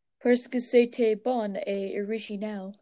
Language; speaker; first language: French; non-native, learner; English